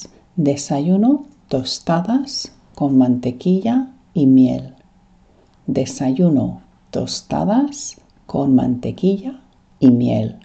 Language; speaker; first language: Spanish; non-native, fluent; English